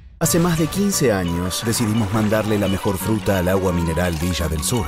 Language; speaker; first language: Spanish; native; Spanish